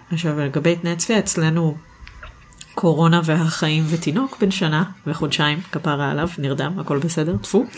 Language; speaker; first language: Hebrew; native; Hebrew